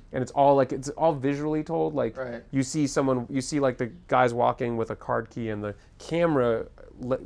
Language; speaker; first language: English; native; English